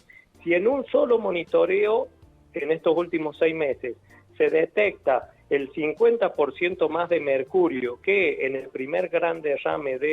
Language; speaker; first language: Spanish; native; Spanish